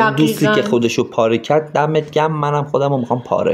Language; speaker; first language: Persian; native; Persian